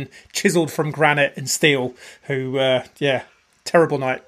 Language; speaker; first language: English; native; English